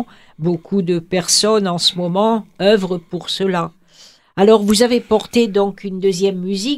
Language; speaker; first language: French; native; French